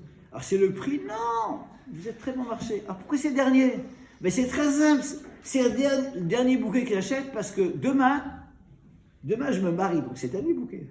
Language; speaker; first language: French; native; French